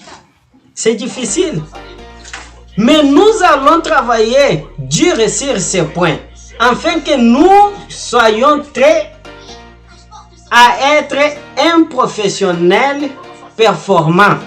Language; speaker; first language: French; non-native, fluent; Portuguese